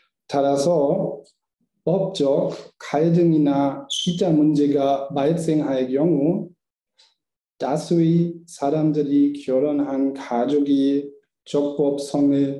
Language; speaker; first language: Korean; non-native, learner; German